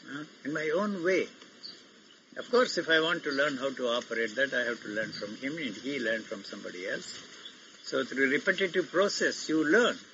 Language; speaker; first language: English; non-native, local second language; Telugu